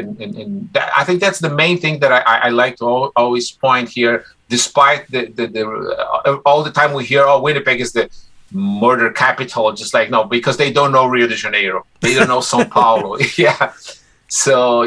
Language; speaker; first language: English; non-native, fluent; Portuguese